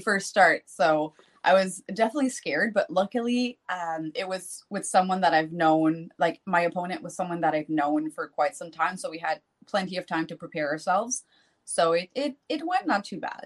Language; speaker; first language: English; non-native, fluent; French